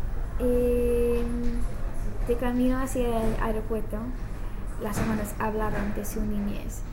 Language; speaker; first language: Spanish; non-native, learner; English